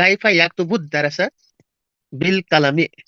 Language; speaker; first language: Arabic; non-native, learner; Urdu